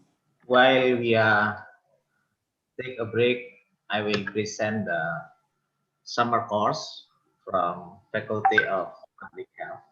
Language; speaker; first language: English; non-native, local second language; Indonesian